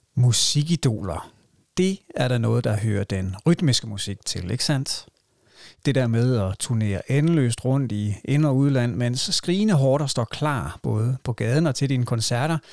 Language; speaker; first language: Danish; native; Danish